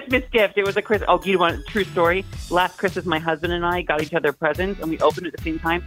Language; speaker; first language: English; native; English